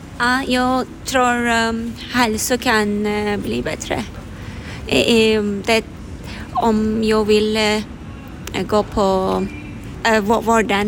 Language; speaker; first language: Swedish; non-native, learner; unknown